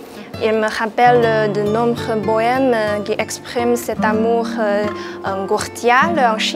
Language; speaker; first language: French; non-native, fluent; Chinese